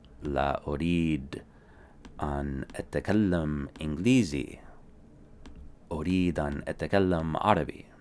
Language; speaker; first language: Arabic; non-native, fluent; English